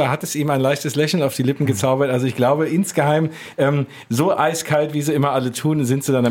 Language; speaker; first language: German; native; German